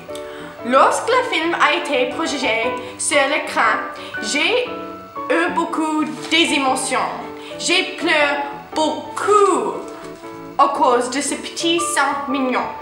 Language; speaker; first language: French; non-native, learner; English